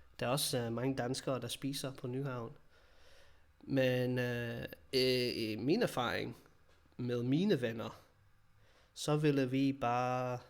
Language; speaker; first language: Danish; non-native, fluent; English